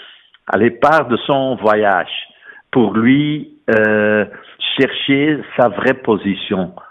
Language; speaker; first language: French; non-native, fluent; Dutch